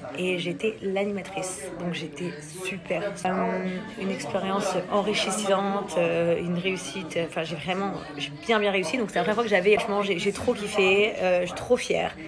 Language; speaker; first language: French; native; French